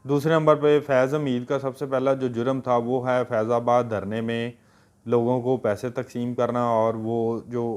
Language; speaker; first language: Urdu; non-native, local second language; Punjabi